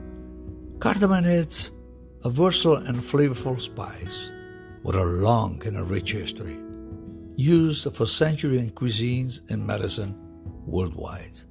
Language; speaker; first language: English; non-native, fluent; Italian